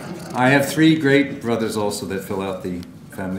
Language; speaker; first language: English; native; English